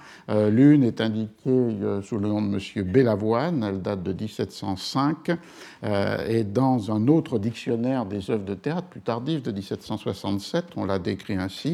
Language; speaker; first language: French; native; French